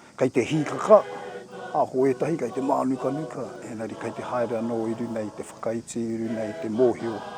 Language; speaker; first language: Māori; native; Māori